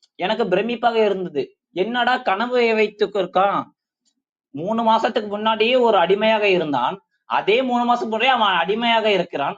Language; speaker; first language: Tamil; non-native, local second language; Urdu